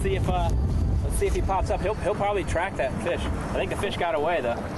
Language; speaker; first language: English; native; English